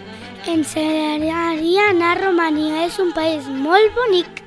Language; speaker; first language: Catalan; early bilingual, other home language; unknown